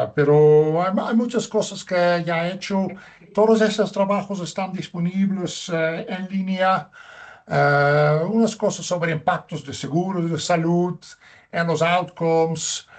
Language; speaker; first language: Spanish; non-native, fluent; Dutch